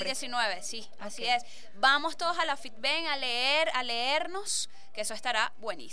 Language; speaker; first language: Spanish; native; Spanish